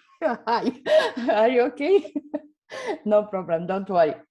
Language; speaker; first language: English; non-native, fluent; Romanian